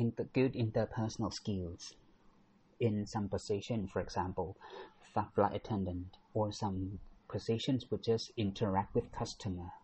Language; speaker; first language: English; non-native, fluent; Thai